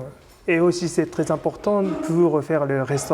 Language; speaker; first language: French; non-native, fluent; Japanese